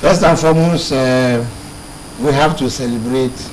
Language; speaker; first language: English; non-native, local second language; Yoruba